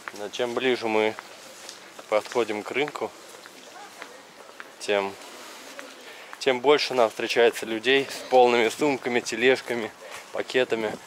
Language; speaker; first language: Russian; native; Russian